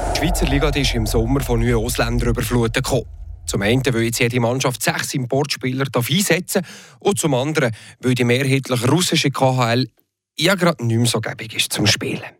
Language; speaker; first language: German; native; German